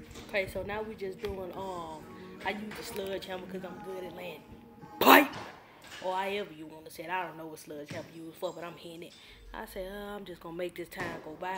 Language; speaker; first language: English; native; English